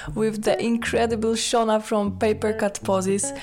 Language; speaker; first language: English; non-native, fluent; Polish